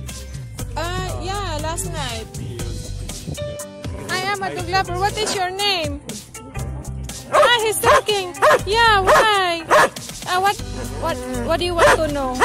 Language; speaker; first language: English; non-native, local second language; Cebuano